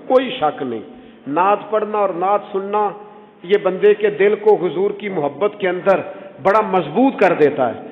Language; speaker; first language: Urdu; non-native, local second language; Punjabi